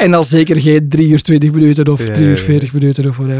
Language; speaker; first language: Dutch; native; Dutch